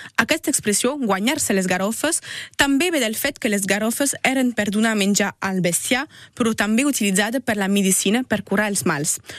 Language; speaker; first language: Catalan; native; Catalan